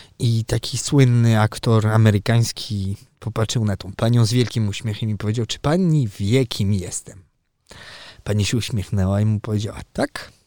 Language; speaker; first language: Polish; early bilingual, heritage; Polish